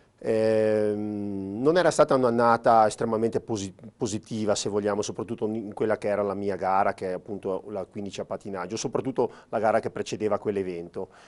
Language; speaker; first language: Italian; native; Italian